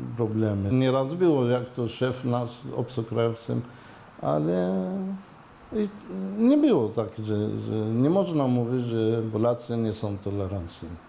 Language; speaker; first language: Polish; non-native, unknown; Arabic